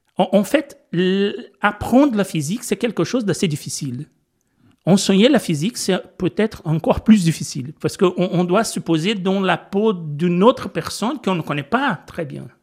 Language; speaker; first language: French; non-native, fluent; Portuguese